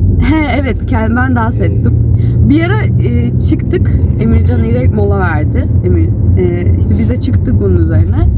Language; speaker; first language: Turkish; native; Turkish